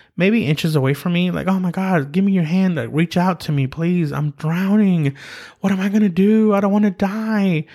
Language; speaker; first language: English; early bilingual, other home language; Spanish